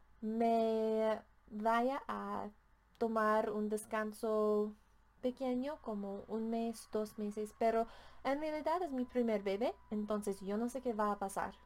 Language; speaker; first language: Spanish; non-native, learner; English